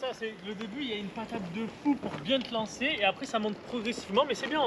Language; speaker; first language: French; native; French